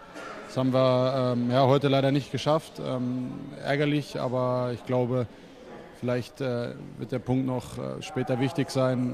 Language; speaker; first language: German; native; German